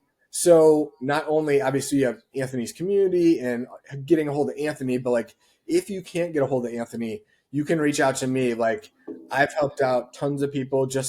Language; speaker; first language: English; native; English